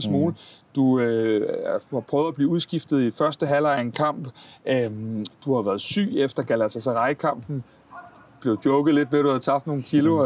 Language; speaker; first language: Danish; native; Danish